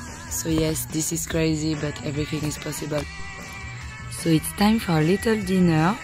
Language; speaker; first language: English; non-native, learner; French